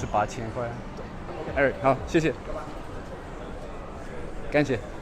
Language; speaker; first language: Chinese; non-native, learner; English